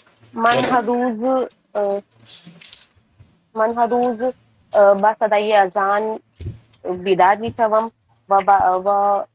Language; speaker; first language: Persian; non-native, learner; Urdu